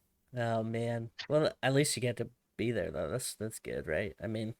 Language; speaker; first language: English; native; English